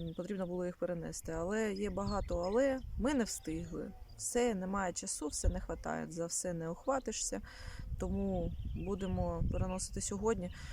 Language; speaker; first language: Ukrainian; non-native, local second language; Russian